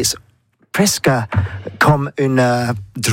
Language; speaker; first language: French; non-native, learner; English